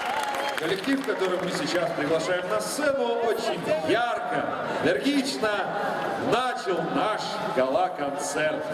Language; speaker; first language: Russian; native; Russian